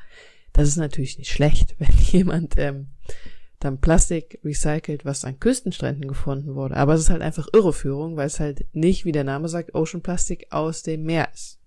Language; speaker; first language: German; native; German